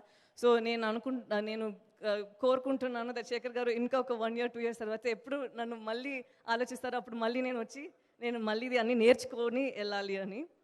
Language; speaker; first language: Telugu; non-native, local second language; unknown